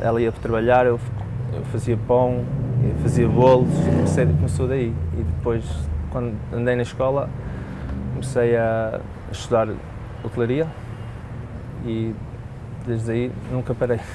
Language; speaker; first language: Portuguese; early bilingual, heritage; Portuguese